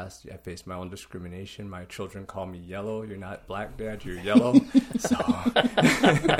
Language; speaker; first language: English; native; English